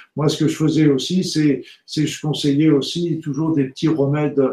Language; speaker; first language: French; native; French